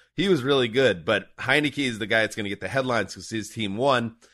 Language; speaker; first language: English; native; English